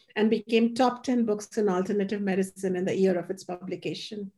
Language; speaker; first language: English; non-native, local second language; Hindi